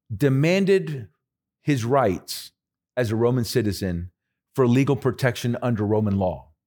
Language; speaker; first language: English; early bilingual, other home language; Spanish